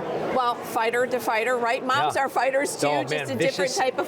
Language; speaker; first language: English; native; English